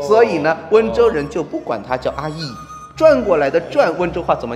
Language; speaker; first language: Chinese; native; Chinese